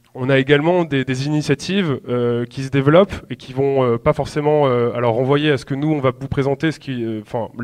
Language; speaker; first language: French; native; French